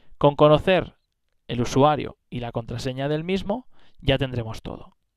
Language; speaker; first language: Spanish; native; Spanish